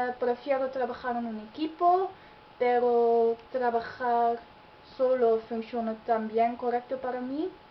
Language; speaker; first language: Spanish; non-native, learner; Dutch